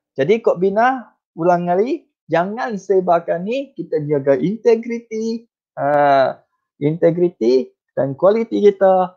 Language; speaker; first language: Malay; non-native, local second language; Chinese